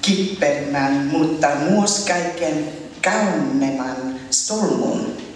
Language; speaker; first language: Finnish; non-native, learner; English